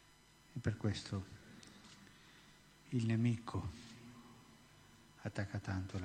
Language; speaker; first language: Italian; early bilingual, heritage; Spanish